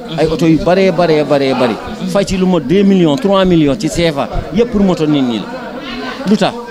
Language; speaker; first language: Wolof; non-native, local second language; Fula